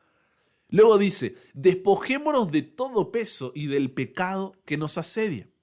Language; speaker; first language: Spanish; native; Spanish